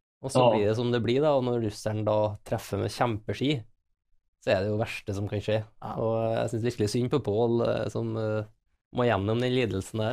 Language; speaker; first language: Norwegian; native; Norwegian